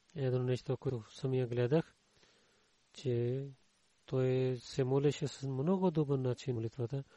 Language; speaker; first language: Bulgarian; non-native, learner; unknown